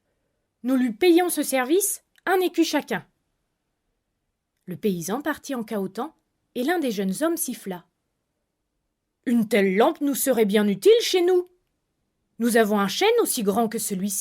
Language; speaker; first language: French; native; French